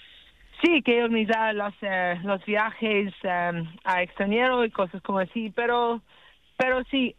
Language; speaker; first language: Spanish; non-native, learner; English